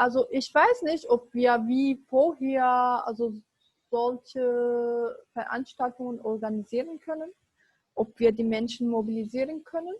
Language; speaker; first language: German; non-native, fluent; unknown